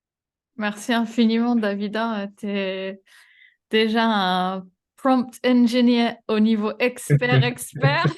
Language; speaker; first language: French; native; French